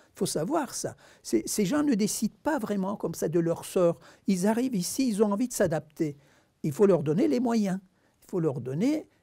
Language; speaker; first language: French; non-native, fluent; Turkish